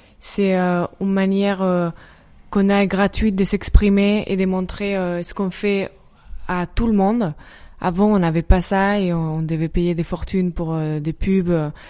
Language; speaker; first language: French; non-native, fluent; Spanish